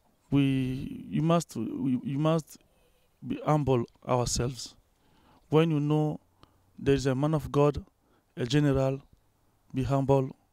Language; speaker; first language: English; non-native, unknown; French